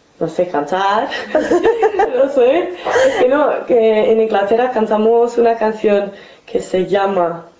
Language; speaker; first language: Spanish; non-native, fluent; English